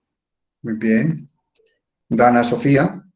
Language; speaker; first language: Spanish; native; Spanish